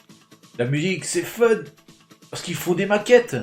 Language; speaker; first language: French; native; French